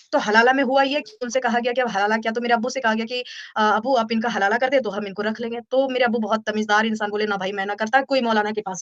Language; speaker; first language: Hindi; native; Hindi